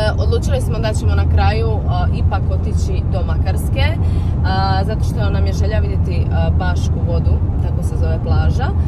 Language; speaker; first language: Serbian; early bilingual, heritage; Croatian